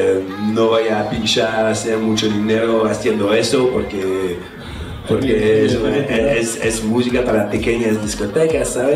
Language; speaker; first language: Spanish; non-native, fluent; French